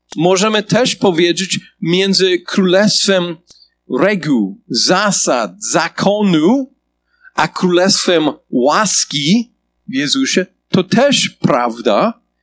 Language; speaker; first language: Polish; non-native, fluent; English